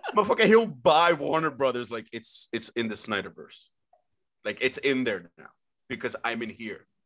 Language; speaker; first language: English; early bilingual, other home language; Spanish